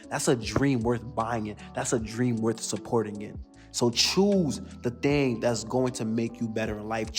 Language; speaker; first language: English; native; English